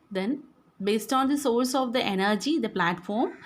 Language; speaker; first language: English; non-native, local second language; Malayalam